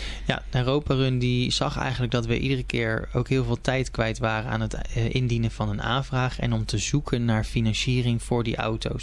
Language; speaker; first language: Dutch; native; Dutch